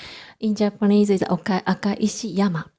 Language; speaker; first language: English; non-native, learner; Japanese